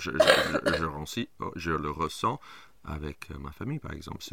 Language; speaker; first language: French; non-native, fluent; English